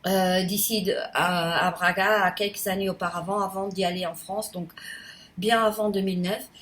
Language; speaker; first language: French; non-native, fluent; Portuguese